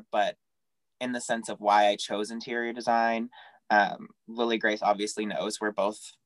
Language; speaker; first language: English; native; English